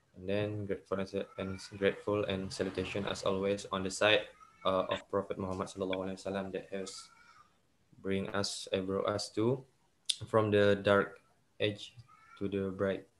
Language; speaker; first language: English; non-native, learner; Indonesian